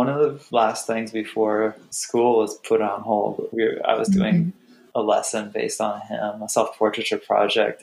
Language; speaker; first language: English; native; English